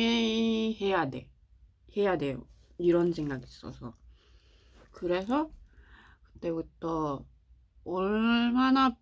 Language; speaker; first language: Korean; non-native, learner; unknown